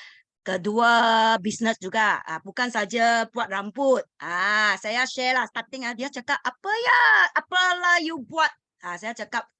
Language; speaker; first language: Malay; non-native, learner; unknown